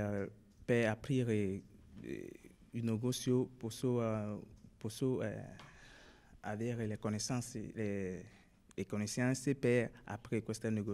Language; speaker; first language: Italian; non-native, learner; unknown